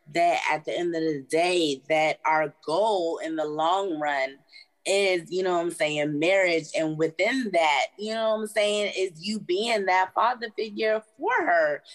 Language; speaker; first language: English; native; English